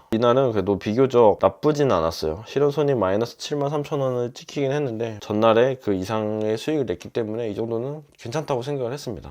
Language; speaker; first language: Korean; native; Korean